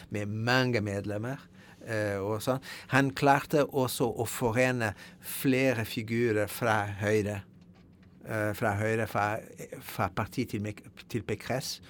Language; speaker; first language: Norwegian; non-native, fluent; French